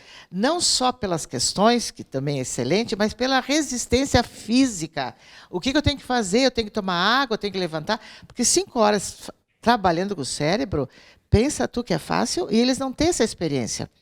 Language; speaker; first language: Portuguese; native; Portuguese